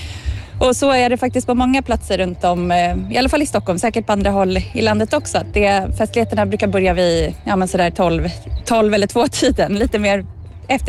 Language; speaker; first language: Swedish; native; Swedish